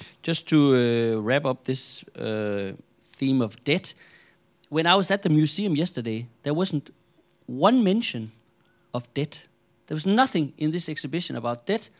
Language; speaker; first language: English; non-native, fluent; Danish